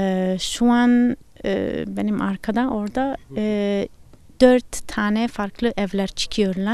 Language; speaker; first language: Turkish; non-native, fluent; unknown